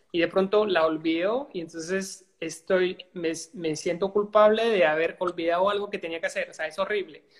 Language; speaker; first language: Spanish; non-native, fluent; French